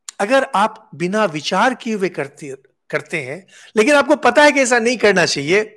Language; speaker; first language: Hindi; non-native, local second language; Bangla